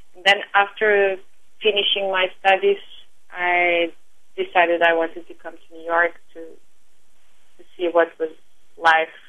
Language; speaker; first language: English; non-native, fluent; Portuguese